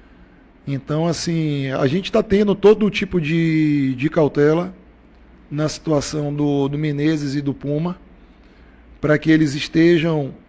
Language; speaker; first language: Portuguese; native; Portuguese